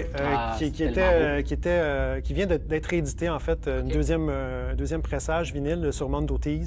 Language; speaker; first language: French; native; French